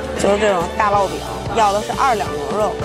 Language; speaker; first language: Chinese; native; Chinese